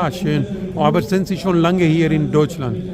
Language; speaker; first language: German; non-native, learner; Urdu